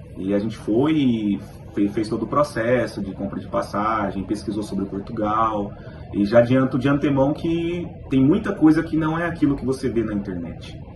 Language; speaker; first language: Portuguese; native; Portuguese